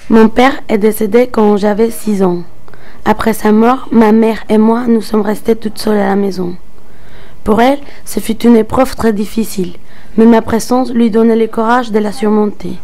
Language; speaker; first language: French; non-native, fluent; Spanish